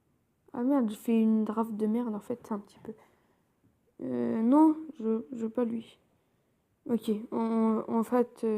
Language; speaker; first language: French; native; French